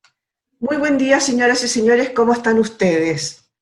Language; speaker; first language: Spanish; native; Spanish